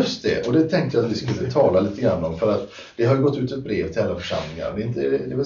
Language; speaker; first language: Swedish; native; Swedish